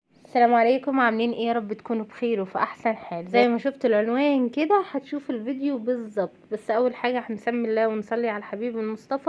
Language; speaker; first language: Arabic; native; Arabic